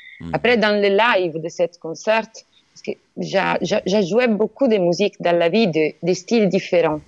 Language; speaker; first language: French; non-native, learner; Italian